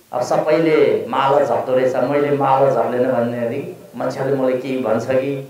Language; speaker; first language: Nepali; non-native, local second language; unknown